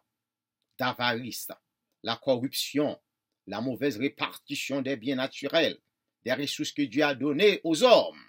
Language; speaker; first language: French; non-native, local second language; Haitian Creole